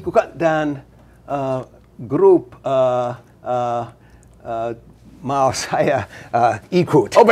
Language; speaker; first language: Indonesian; non-native, learner; English